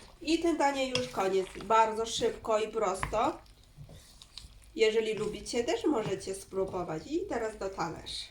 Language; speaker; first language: Polish; non-native, learner; Chinese